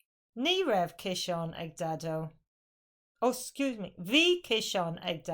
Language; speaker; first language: Irish; non-native, local second language; English